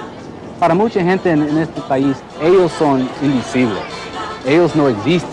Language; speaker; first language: Spanish; non-native, fluent; English